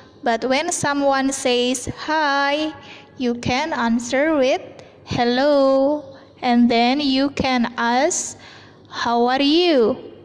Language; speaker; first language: English; non-native, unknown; Indonesian